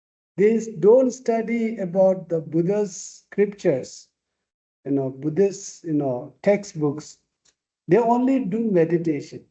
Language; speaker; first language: English; non-native, local second language; Tibetan